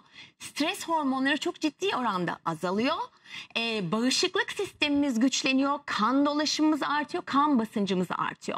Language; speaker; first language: Turkish; native; Turkish